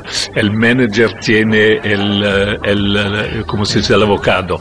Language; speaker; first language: Spanish; non-native, learner; Italian